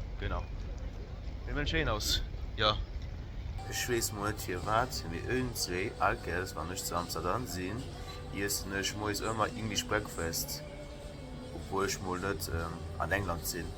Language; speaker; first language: German; non-native, local second language; Luxembourgish